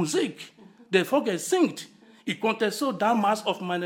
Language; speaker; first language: German; non-native, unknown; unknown